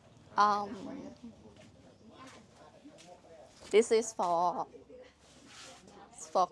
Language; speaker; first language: English; non-native, learner; Khmer